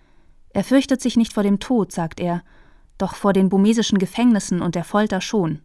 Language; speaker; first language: German; native; German